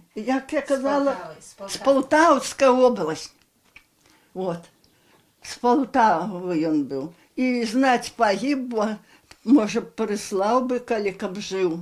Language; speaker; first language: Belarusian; native; Belarusian